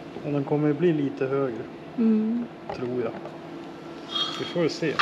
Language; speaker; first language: Swedish; native; Swedish